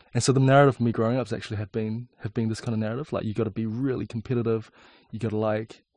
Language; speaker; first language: English; native; English